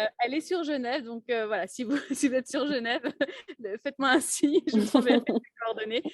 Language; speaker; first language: French; native; French